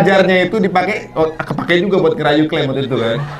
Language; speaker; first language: Indonesian; native; Indonesian